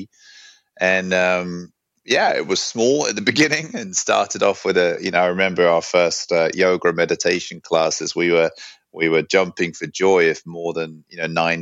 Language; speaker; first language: English; native; English